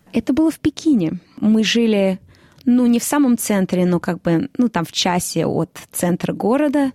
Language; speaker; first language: Russian; early bilingual, heritage; Russian